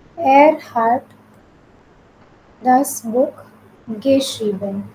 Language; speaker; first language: German; non-native, fluent; Hindi